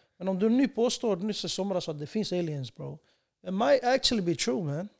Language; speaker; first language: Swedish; early bilingual, other home language; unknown